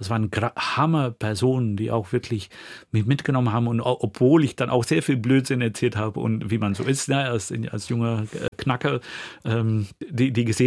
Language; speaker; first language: German; non-native, fluent; Dutch